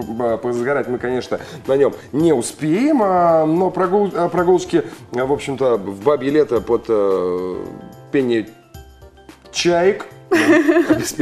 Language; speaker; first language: Russian; native; Russian